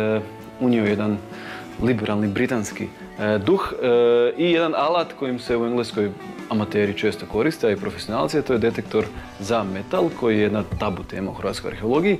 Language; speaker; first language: Croatian; native; Croatian